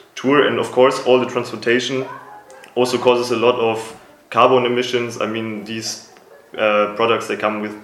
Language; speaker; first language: English; non-native, fluent; German